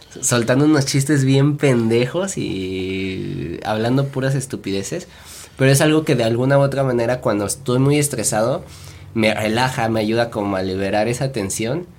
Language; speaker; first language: Spanish; native; Spanish